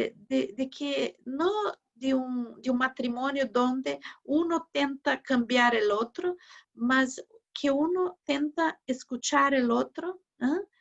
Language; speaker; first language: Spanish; non-native, learner; Portuguese